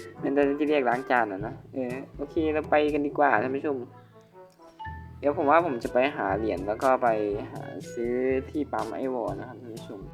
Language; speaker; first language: Thai; native; Thai